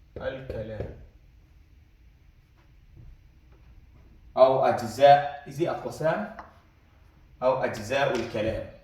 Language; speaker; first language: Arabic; non-native, fluent; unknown